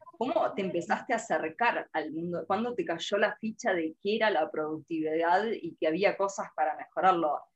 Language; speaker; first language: Spanish; native; Spanish